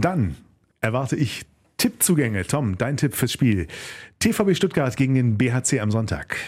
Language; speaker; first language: German; native; German